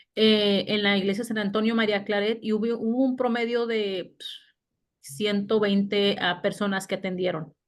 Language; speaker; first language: Spanish; native; Spanish